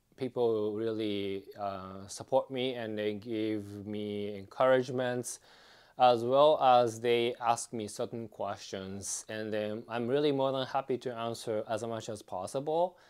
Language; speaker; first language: English; non-native, fluent; Japanese